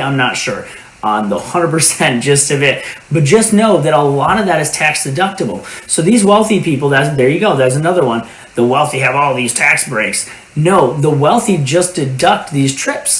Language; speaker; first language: English; native; English